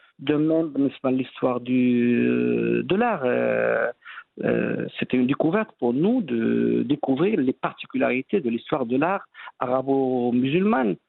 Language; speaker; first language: French; non-native, local second language; Arabic